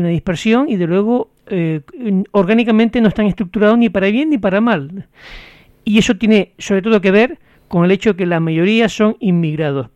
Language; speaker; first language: Spanish; native; Spanish